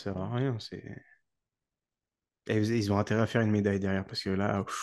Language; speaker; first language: French; native; French